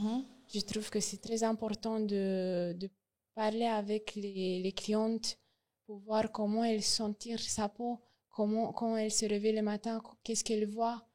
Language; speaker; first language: French; non-native, learner; Romanian